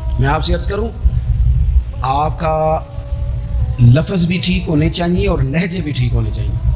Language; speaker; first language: Urdu; non-native, local second language; Punjabi